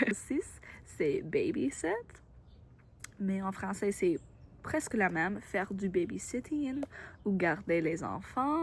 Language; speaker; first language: French; non-native, learner; English